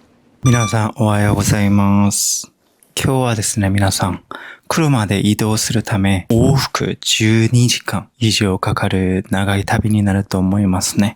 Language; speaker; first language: Japanese; non-native, fluent; Korean